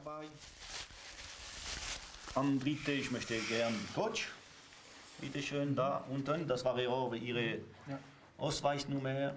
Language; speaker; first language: German; non-native, learner; French